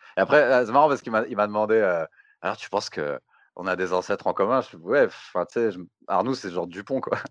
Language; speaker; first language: French; native; French